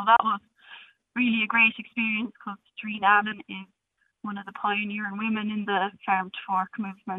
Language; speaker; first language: English; native; English